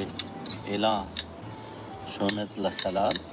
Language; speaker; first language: French; non-native, local second language; Arabic